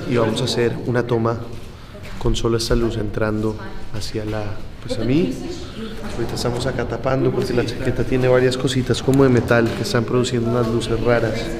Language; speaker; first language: Spanish; native; Spanish